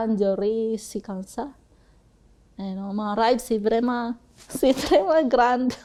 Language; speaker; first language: French; non-native, fluent; Cebuano